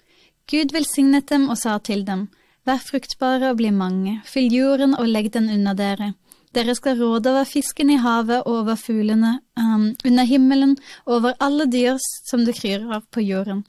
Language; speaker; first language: Norwegian; native; Norwegian